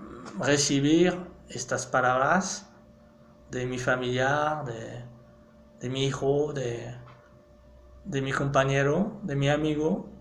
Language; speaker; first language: Spanish; non-native, fluent; French